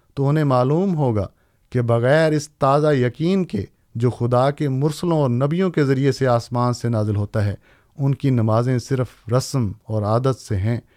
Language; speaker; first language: Urdu; native; Urdu